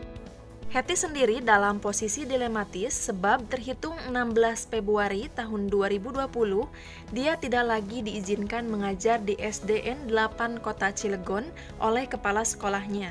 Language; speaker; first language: Indonesian; native; Indonesian